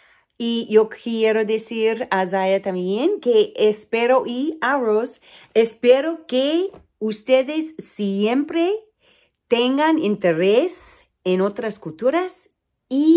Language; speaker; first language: Spanish; non-native, fluent; English